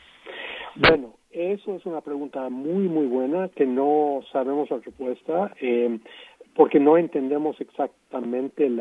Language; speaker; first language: Spanish; non-native, fluent; English